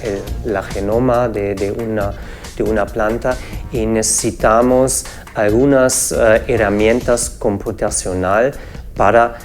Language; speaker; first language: Spanish; non-native, fluent; German